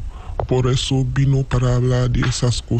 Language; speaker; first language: Spanish; non-native, learner; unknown